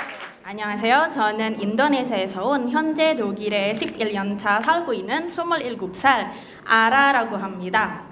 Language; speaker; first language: Korean; non-native, learner; Indonesian